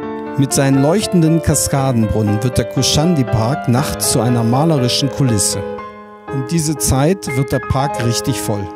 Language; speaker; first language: German; native; German